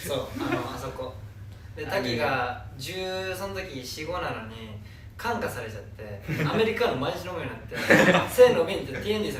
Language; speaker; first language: Japanese; native; Japanese